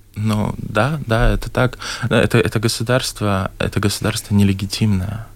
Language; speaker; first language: Russian; native; Russian